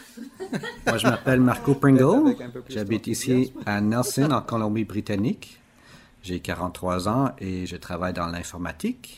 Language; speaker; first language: French; native; French